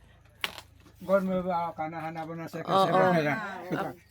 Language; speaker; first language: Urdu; non-native, local second language; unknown